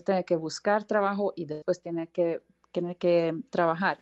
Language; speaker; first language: Spanish; non-native, fluent; Hungarian